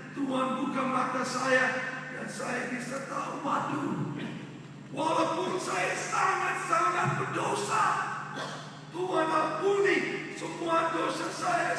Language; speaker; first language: Indonesian; non-native, fluent; English